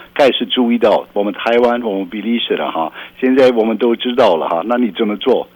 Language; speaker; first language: Chinese; non-native, fluent; Dutch